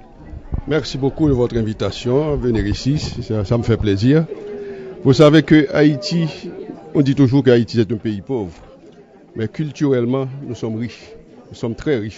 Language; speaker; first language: French; non-native, local second language; Haitian Creole